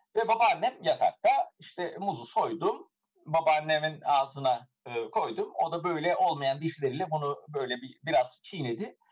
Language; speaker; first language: Turkish; early bilingual, heritage; Turkish